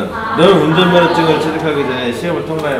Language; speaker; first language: Korean; native; Korean